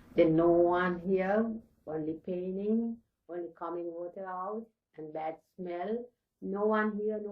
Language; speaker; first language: English; non-native, learner; Sinhala